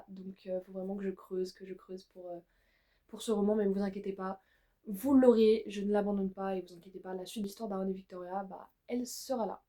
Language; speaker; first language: French; native; French